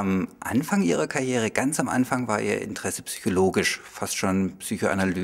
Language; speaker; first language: German; native; German